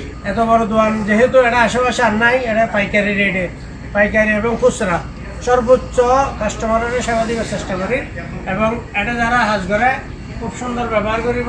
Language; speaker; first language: Bangla; non-native, local second language; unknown